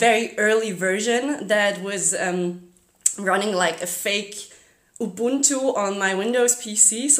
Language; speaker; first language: English; non-native, fluent; German